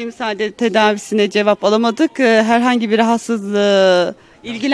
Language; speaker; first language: Turkish; native; Turkish